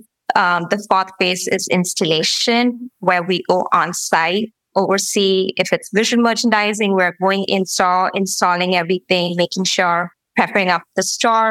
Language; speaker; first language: English; non-native, local second language; Gujarati